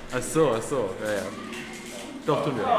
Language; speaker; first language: German; native; German